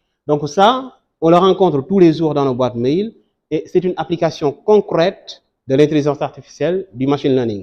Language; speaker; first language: French; non-native, local second language; Wolof